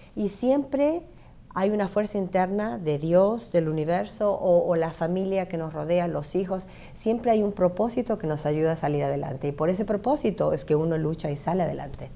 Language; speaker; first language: Spanish; native; Spanish